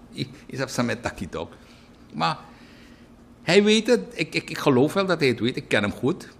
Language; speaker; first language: Dutch; native; Dutch